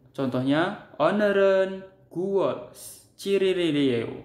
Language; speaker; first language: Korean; non-native, fluent; Indonesian